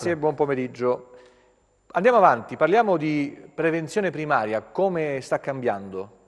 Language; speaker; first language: Italian; native; Italian